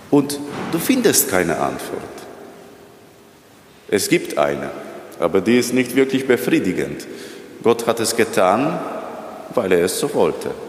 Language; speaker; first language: German; non-native, fluent; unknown